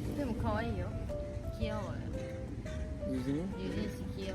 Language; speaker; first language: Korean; non-native, learner; Japanese